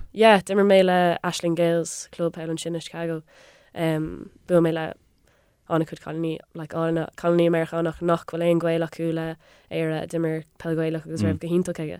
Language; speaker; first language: Irish; non-native, local second language; English